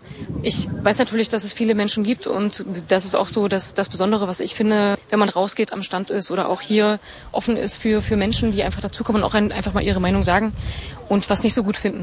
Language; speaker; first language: German; native; German